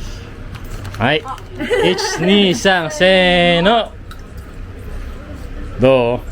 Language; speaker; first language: Japanese; non-native, learner; Filipino